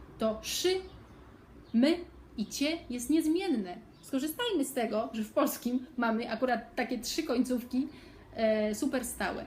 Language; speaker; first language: Polish; native; Polish